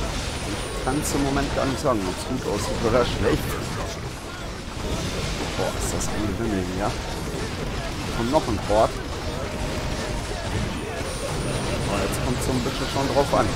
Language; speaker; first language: German; native; German